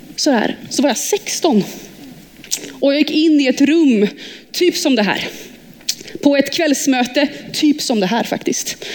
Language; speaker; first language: Swedish; early bilingual, heritage; Swedish